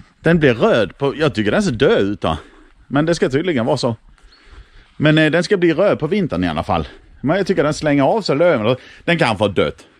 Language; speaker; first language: Swedish; native; Swedish